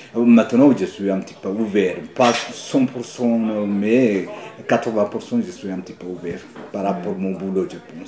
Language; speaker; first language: French; non-native, learner; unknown